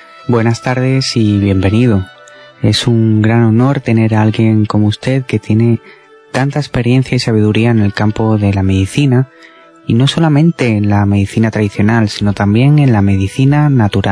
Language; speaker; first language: Spanish; native; Spanish